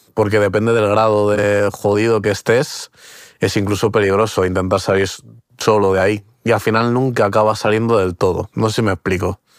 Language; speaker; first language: Spanish; early bilingual, other home language; Portuguese